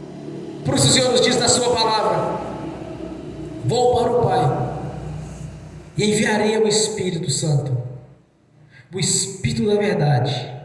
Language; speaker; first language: Portuguese; native; Portuguese